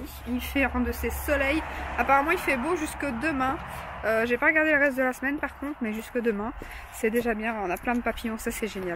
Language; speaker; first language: French; native; French